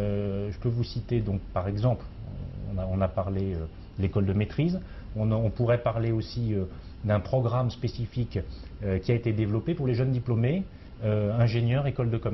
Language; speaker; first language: French; native; French